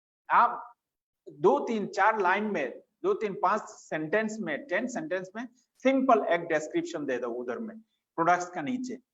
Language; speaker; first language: Hindi; non-native, fluent; Bangla